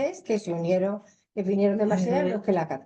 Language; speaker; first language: Spanish; native; Spanish